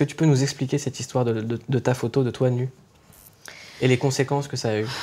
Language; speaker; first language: French; native; French